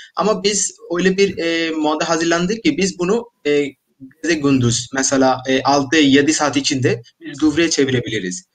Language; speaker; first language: Turkish; non-native, learner; Bangla